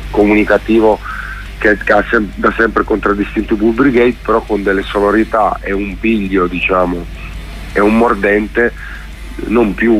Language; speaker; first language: Italian; native; Italian